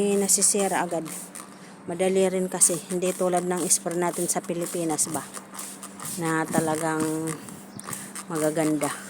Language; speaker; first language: Filipino; non-native, local second language; Iloko